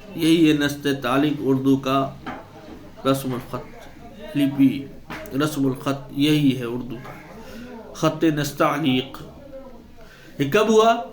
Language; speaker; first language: Urdu; native; Urdu